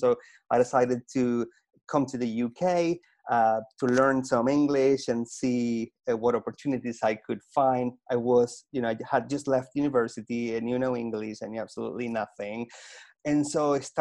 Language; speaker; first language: English; non-native, fluent; Spanish